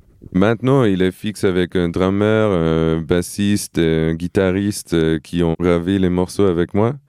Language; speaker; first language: French; non-native, fluent; Portuguese